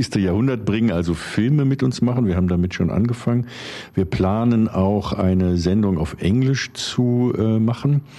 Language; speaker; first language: German; native; German